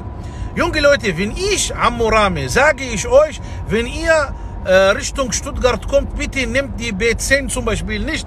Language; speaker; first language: German; non-native, fluent; Arabic